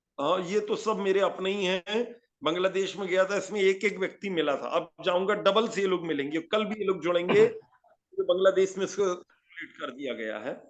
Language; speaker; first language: Hindi; native; Hindi